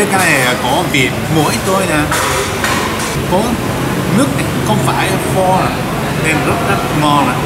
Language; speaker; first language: Vietnamese; non-native, learner; Japanese